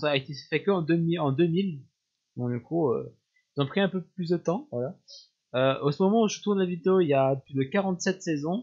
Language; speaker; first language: French; native; French